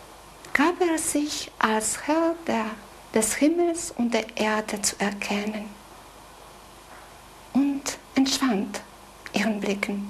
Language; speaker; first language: German; non-native, fluent; Polish